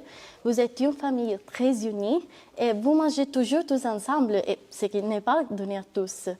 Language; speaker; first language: French; non-native, learner; Italian